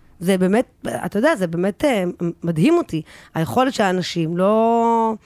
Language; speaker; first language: Hebrew; native; Hebrew